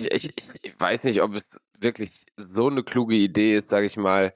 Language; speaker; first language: German; native; German